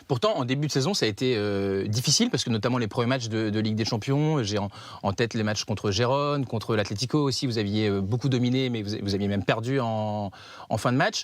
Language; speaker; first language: French; native; French